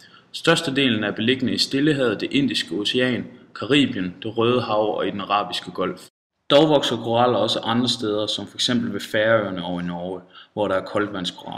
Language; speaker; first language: Danish; native; Danish